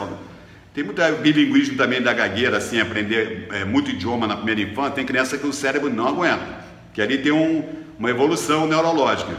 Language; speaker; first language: Portuguese; native; Portuguese